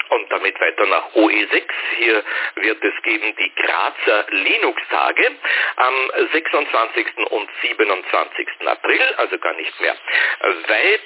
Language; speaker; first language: German; native; German